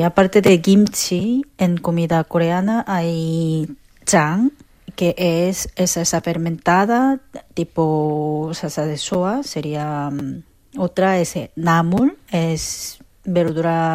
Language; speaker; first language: Spanish; non-native, fluent; Korean